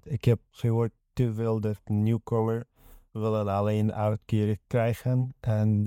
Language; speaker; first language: Dutch; non-native, learner; Arabic